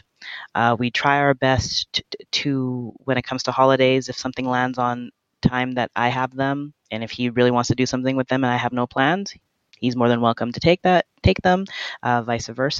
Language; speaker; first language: English; native; English